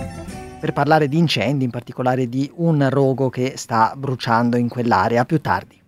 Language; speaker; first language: Italian; native; Italian